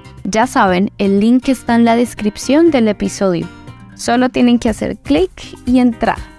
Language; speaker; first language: Spanish; native; Spanish